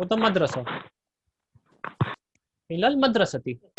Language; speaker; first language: Arabic; non-native, fluent; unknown